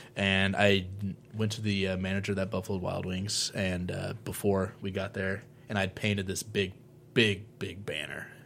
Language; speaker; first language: English; native; English